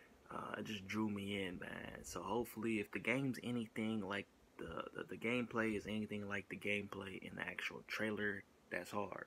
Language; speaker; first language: English; native; English